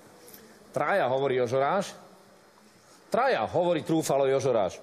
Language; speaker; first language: Slovak; native; Slovak